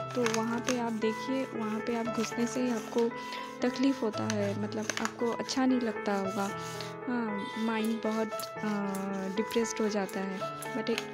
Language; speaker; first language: Hindi; non-native, local second language; Bangla